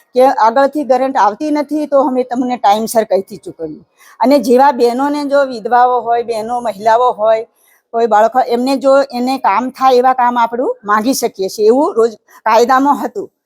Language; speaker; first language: Gujarati; native; Gujarati